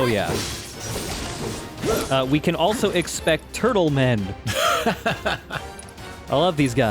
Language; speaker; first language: English; native; English